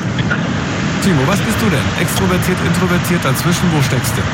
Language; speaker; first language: German; native; German